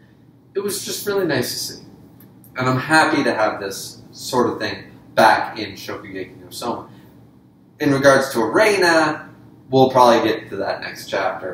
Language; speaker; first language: English; native; English